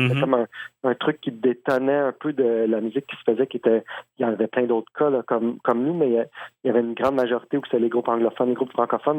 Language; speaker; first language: French; native; French